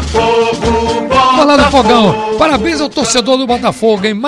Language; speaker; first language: Portuguese; native; Portuguese